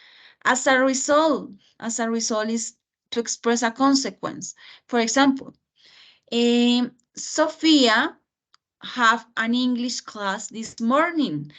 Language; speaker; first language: English; non-native, fluent; Spanish